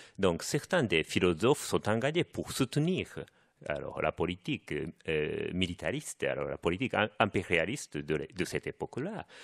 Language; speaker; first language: French; non-native, fluent; Japanese